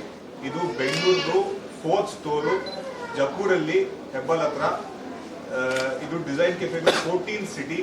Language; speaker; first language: Kannada; non-native, local second language; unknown